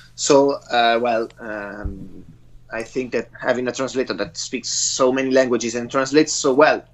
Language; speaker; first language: English; non-native, fluent; Italian